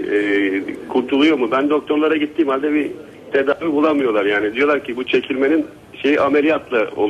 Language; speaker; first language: Turkish; native; Turkish